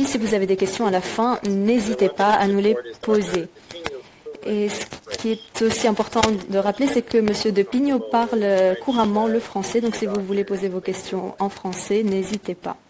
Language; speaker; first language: French; native; French